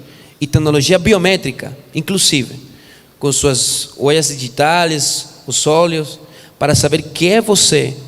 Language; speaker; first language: Portuguese; non-native, fluent; Spanish